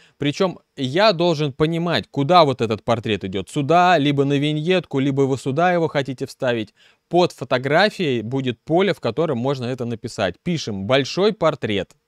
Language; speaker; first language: Russian; native; Russian